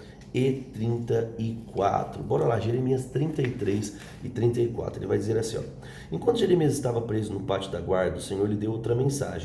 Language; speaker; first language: Portuguese; native; Portuguese